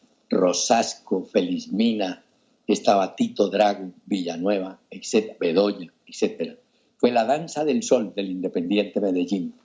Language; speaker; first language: Spanish; native; Spanish